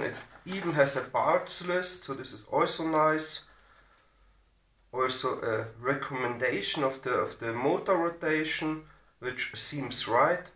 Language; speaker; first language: English; non-native, fluent; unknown